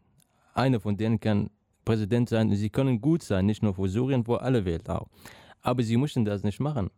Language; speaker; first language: German; non-native, learner; Arabic